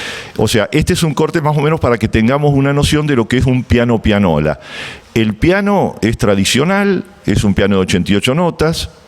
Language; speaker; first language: Spanish; native; Spanish